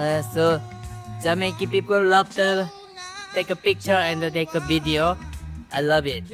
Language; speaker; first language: English; non-native, learner; Korean